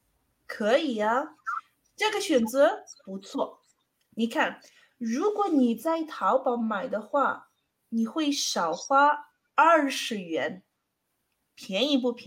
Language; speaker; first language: Chinese; non-native, learner; Spanish